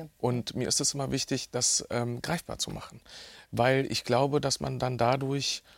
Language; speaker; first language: German; early bilingual, other home language; Bosnian